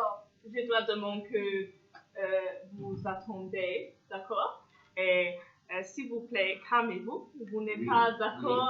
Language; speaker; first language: French; non-native, fluent; English